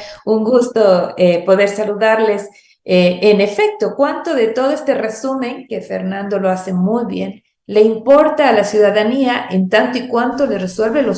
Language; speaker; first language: Spanish; native; Spanish